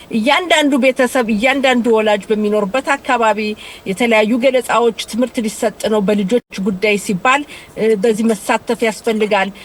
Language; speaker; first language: Amharic; native; Amharic